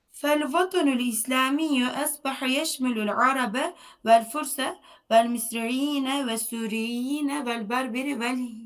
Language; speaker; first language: Arabic; non-native, learner; Turkish